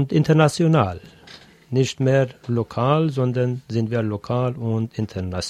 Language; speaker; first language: German; non-native, fluent; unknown